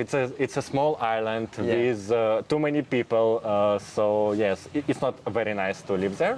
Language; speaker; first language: English; non-native, fluent; Russian